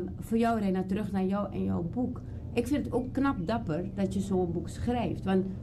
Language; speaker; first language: Dutch; native; Dutch